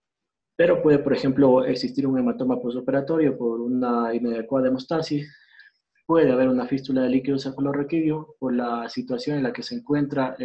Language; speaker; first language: Spanish; native; Spanish